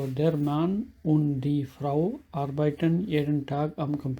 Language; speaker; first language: German; non-native, fluent; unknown